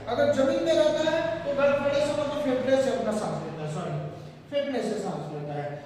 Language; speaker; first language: Hindi; non-native, local second language; Chhattisgarhi